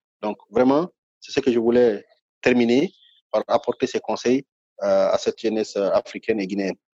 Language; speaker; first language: French; non-native, local second language; Fula